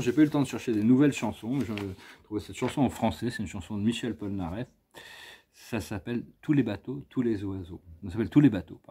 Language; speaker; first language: French; native; French